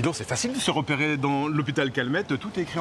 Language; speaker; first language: French; native; French